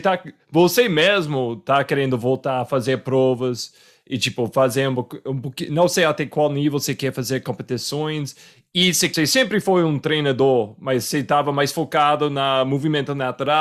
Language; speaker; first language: Portuguese; non-native, fluent; English